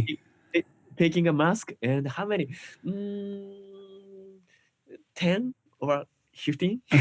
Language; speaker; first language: English; non-native, learner; Japanese